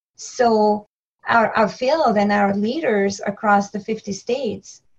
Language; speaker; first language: English; non-native, fluent; Hungarian